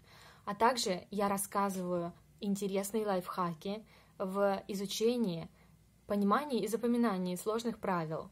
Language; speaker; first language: Russian; native; Russian